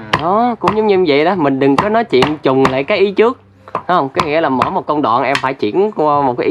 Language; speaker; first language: Vietnamese; native; Vietnamese